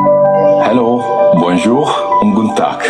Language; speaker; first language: German; non-native, fluent; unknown